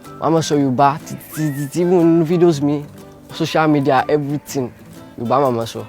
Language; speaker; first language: Yoruba; early bilingual, other home language; Portuguese